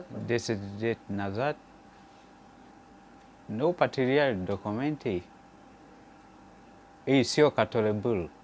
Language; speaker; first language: Russian; non-native, learner; Swahili